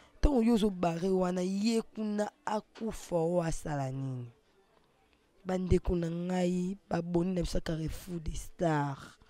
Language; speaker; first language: Lingala; non-native, local second language; Swahili